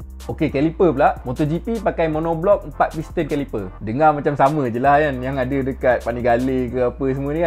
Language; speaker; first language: Malay; native; Malay